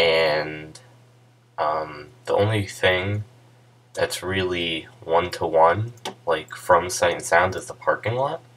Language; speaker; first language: English; native; English